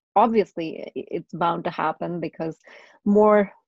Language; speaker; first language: English; non-native, local second language; Tamil